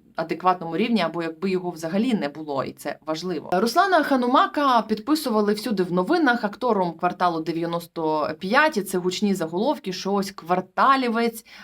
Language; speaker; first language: Ukrainian; native; Ukrainian